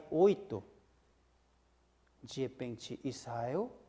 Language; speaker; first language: Portuguese; non-native, fluent; Korean